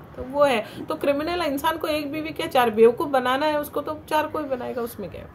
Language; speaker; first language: Hindi; non-native, local second language; Marathi